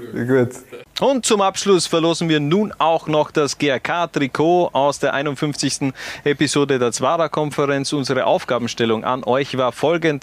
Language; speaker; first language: German; native; German